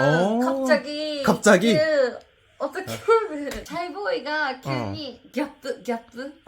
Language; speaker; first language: Korean; non-native, learner; Japanese